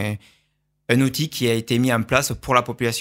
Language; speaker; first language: French; native; French